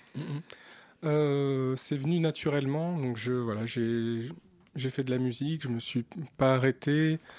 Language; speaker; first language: French; early bilingual, other home language; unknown